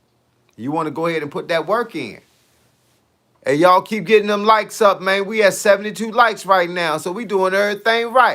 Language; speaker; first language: English; native; English